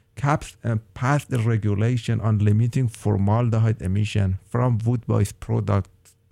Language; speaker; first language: English; non-native, fluent; Persian